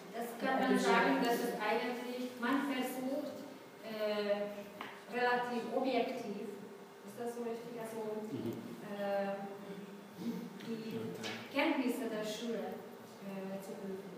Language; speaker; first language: German; non-native, fluent; Hungarian